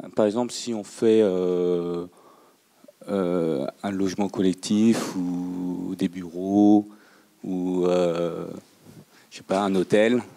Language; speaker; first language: French; native; French